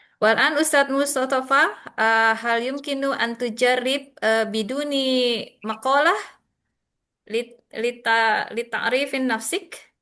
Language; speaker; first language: Arabic; non-native, learner; Indonesian